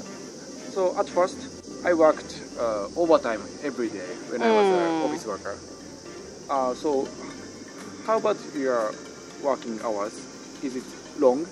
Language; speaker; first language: English; non-native, fluent; Japanese